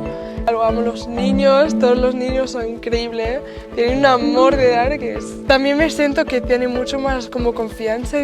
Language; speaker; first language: Spanish; non-native, fluent; German